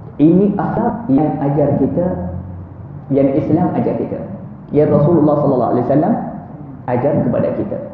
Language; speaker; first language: Malay; non-native, fluent; Arabic